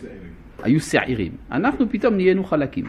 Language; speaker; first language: Hebrew; non-native, fluent; French